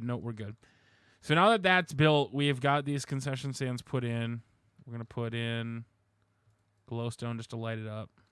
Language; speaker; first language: English; native; English